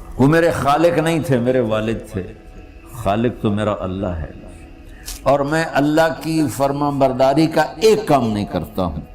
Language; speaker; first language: Urdu; non-native, local second language; Punjabi